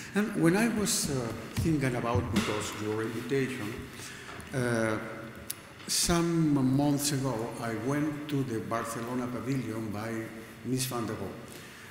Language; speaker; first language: English; non-native, learner; Spanish